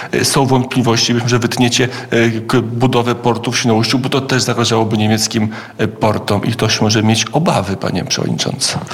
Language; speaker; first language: Polish; native; Polish